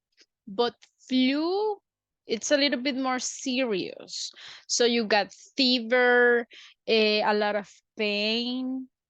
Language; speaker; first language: English; non-native, fluent; Spanish